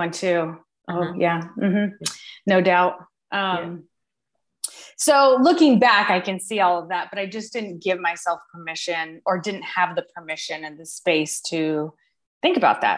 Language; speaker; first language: English; native; English